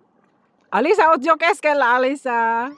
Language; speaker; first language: Finnish; non-native, learner; Bikol